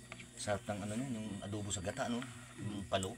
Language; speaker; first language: Filipino; native; Filipino